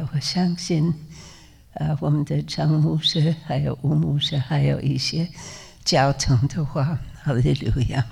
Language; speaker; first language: Chinese; non-native, fluent; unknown